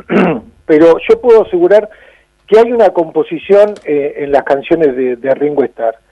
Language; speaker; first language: Spanish; native; Spanish